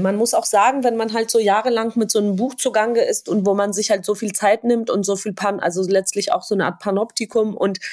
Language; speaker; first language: German; non-native, fluent; Georgian